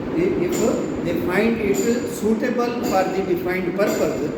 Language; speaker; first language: English; non-native, local second language; Urdu